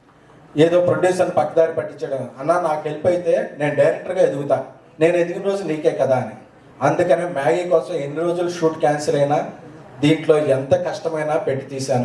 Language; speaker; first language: Telugu; native; Telugu